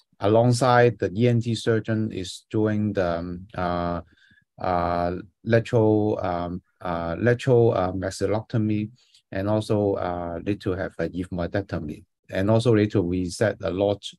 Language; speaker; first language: English; non-native, fluent; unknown